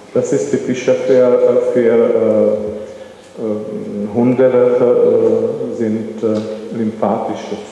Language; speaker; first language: German; non-native, learner; Czech